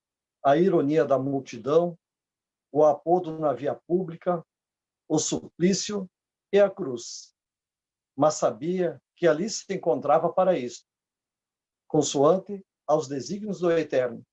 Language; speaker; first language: Portuguese; native; Portuguese